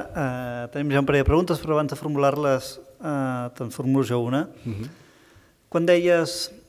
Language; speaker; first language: Catalan; native; Catalan